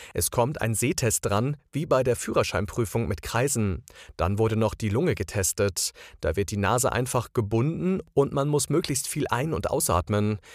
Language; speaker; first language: German; non-native, fluent; Croatian